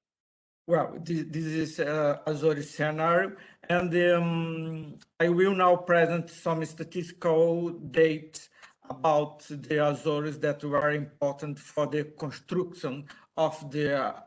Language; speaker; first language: English; non-native, learner; Portuguese